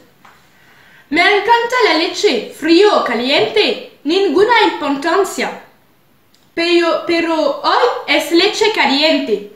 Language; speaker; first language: Spanish; non-native, learner; French